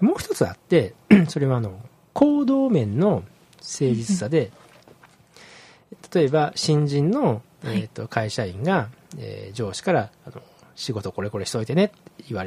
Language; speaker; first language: Japanese; native; Japanese